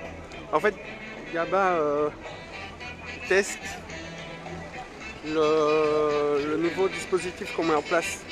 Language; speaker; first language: French; native; French